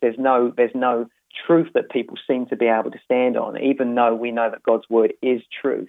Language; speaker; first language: English; native; English